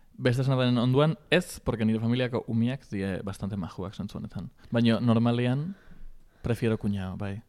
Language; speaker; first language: Basque; non-native, local second language; Spanish